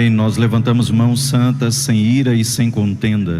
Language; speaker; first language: Portuguese; native; Portuguese